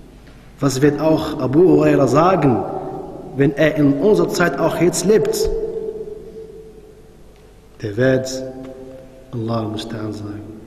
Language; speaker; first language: German; non-native, fluent; Arabic